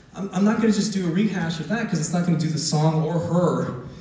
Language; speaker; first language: English; native; English